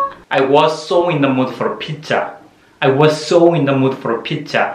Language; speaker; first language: English; non-native, learner; Korean